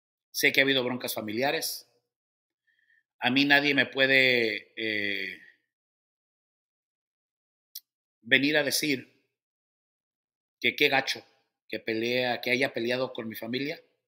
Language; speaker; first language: Spanish; early bilingual, heritage; Spanish